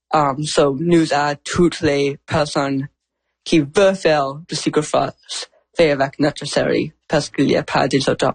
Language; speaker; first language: French; non-native, learner; English